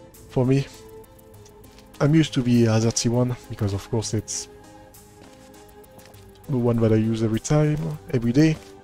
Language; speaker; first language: English; non-native, fluent; French